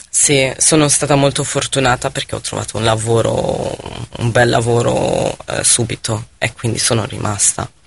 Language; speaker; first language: Italian; non-native, fluent; Arabic